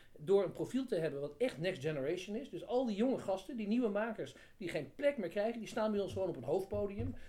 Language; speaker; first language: Dutch; native; Dutch